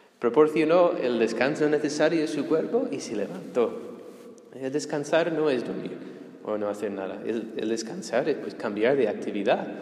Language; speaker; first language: Spanish; non-native, fluent; English